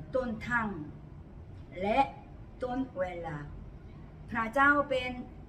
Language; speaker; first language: Thai; non-native, learner; Korean